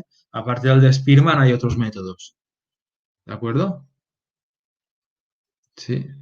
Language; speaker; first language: Spanish; native; Spanish